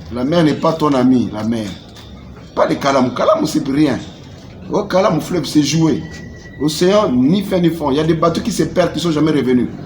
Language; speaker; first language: French; non-native, local second language; Lingala